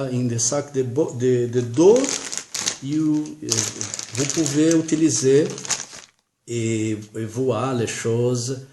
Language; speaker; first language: French; non-native, learner; Portuguese